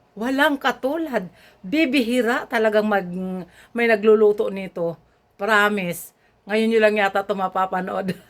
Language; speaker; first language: Filipino; non-native, local second language; Hiligaynon